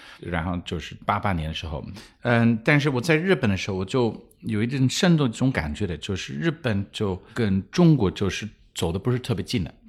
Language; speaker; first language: Chinese; non-native, fluent; English